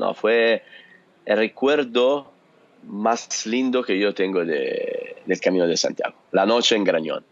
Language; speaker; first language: Spanish; non-native, fluent; Italian